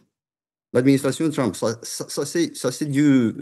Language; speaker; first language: French; non-native, fluent; Romanian